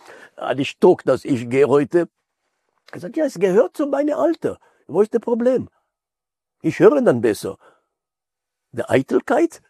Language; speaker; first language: German; non-native, fluent; Hebrew